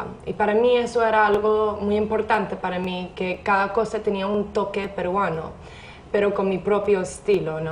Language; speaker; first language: Spanish; non-native, fluent; English